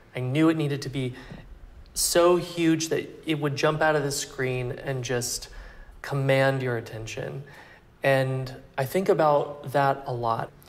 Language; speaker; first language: English; native; English